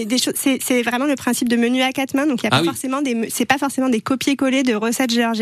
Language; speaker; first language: French; native; French